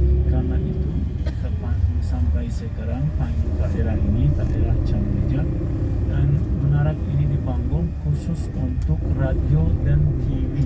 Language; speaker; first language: Indonesian; non-native, fluent; Turkish